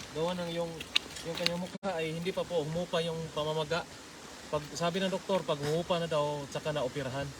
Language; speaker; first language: Filipino; non-native, local second language; Cebuano